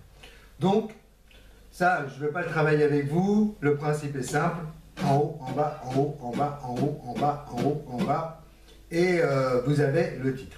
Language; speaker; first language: French; native; French